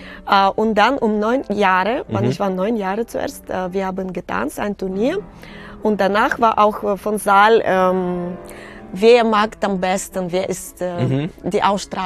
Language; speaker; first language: German; non-native, fluent; Russian